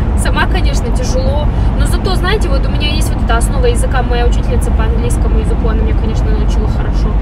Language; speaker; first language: Russian; native; Russian